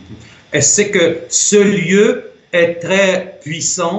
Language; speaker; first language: French; non-native, fluent; Russian